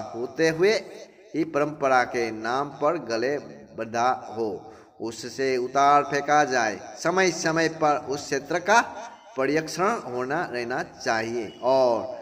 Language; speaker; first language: Hindi; non-native, local second language; Gujarati